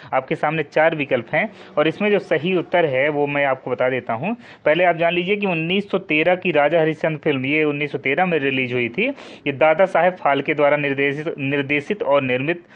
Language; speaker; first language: Hindi; native; Hindi